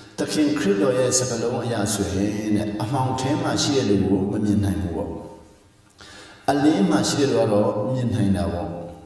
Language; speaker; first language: Burmese; non-native, local second language; Hakha Chin